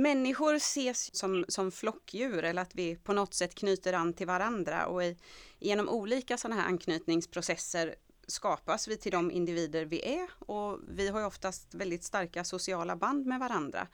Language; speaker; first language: Swedish; native; Swedish